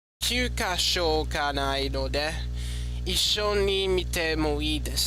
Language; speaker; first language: Japanese; non-native, learner; English